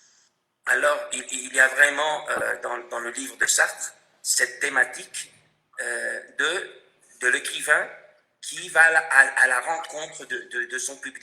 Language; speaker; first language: French; non-native, fluent; Spanish